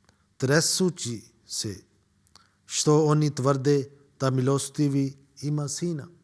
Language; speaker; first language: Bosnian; non-native, learner; Urdu